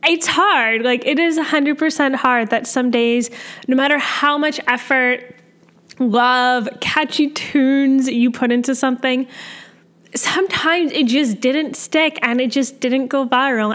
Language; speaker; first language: English; native; English